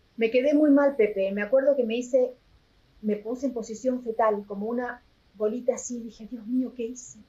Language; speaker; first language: Spanish; native; Spanish